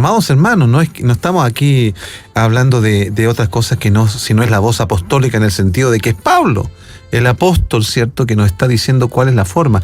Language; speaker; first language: Spanish; native; Spanish